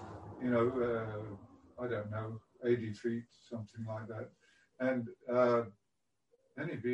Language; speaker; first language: English; native; English